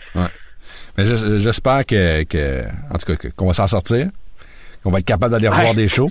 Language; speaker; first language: French; native; French